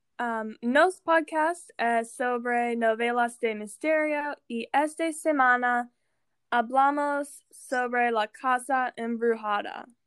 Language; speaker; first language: Spanish; non-native, learner; English